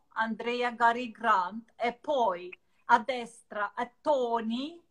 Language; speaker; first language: Italian; non-native, learner; Russian